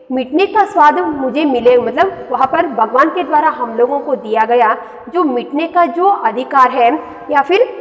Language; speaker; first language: Hindi; non-native, local second language; Kannada